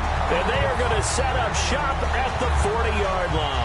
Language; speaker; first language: English; native; English